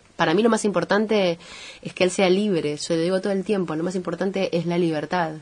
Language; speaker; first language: Spanish; native; Spanish